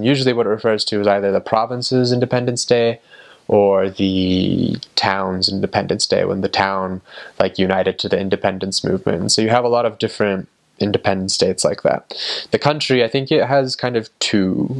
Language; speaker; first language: English; native; English